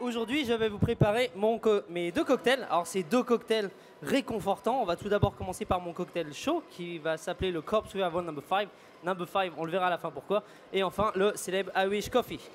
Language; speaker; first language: French; native; French